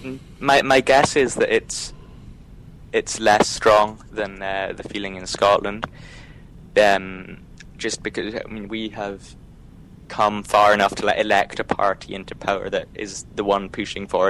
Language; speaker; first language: English; native; English